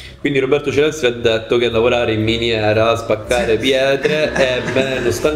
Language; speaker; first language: Italian; native; Italian